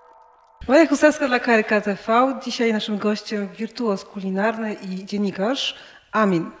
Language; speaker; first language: Polish; native; Polish